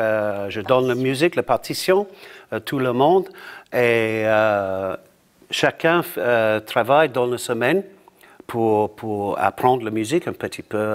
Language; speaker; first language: French; non-native, learner; English